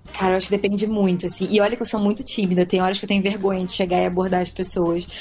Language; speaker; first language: Portuguese; native; Portuguese